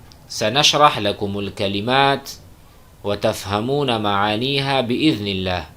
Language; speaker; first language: Arabic; non-native, fluent; Urdu